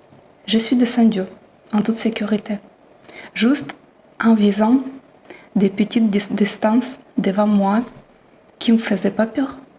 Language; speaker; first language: French; non-native, fluent; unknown